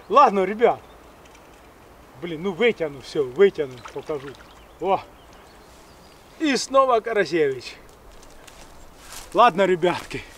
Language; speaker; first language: Russian; native; Russian